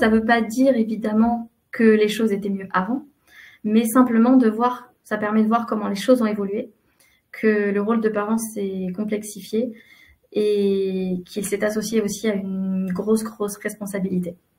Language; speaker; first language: French; native; French